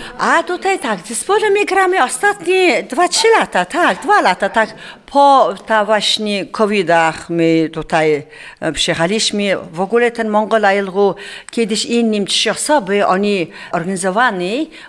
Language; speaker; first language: Polish; non-native, learner; Mongolian